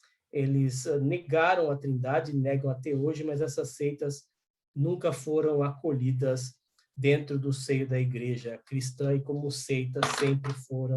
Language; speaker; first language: Portuguese; native; Portuguese